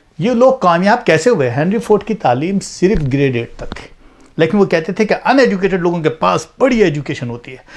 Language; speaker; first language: Urdu; native; Urdu